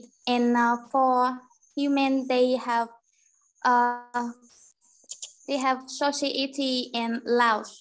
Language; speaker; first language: English; non-native, learner; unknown